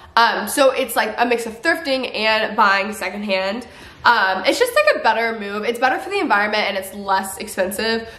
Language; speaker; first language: English; native; English